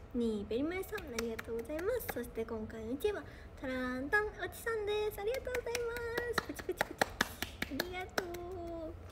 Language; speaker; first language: Japanese; native; Japanese